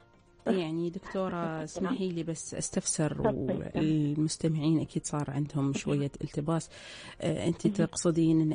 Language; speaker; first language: Arabic; native; Arabic